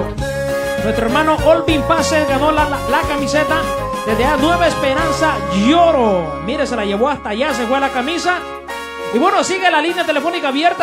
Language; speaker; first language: Spanish; native; Spanish